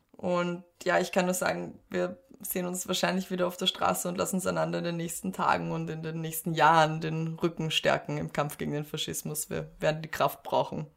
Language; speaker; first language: German; native; German